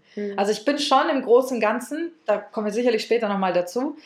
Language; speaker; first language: German; early bilingual, other home language; Ukrainian